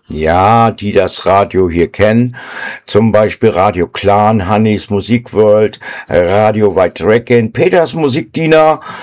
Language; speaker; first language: German; native; German